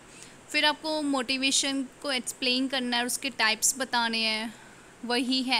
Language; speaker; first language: Hindi; native; Hindi